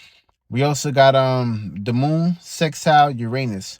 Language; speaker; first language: English; native; English